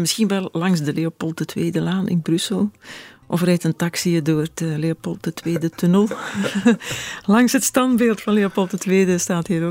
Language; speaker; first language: Dutch; native; Dutch